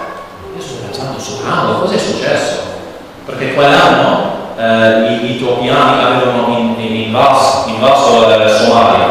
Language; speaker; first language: Italian; non-native, learner; English